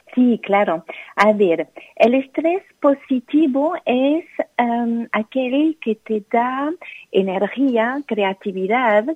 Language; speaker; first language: Spanish; non-native, fluent; French